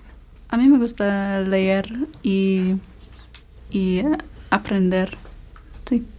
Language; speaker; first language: Spanish; non-native, learner; English